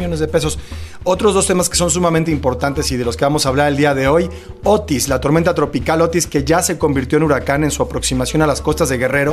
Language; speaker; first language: Spanish; native; Spanish